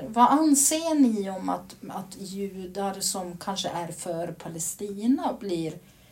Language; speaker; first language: Swedish; native; Swedish